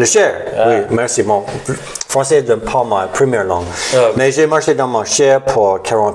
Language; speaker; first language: French; non-native, learner; English